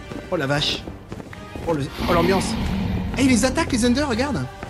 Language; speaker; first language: French; native; French